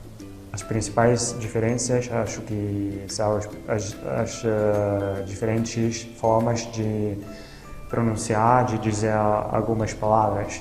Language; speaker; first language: Portuguese; non-native, fluent; Italian